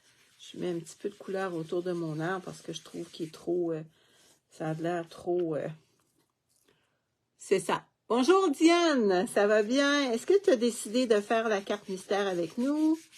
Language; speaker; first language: French; native; French